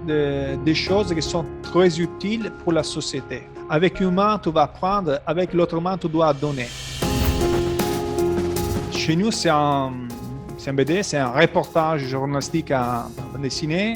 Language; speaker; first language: French; non-native, learner; Italian